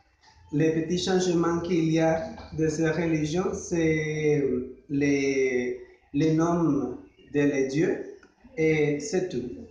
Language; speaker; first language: French; non-native, learner; Spanish